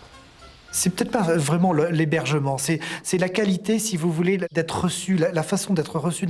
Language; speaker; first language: French; native; French